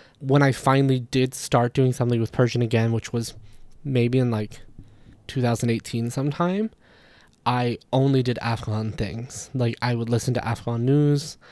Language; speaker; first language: English; native; English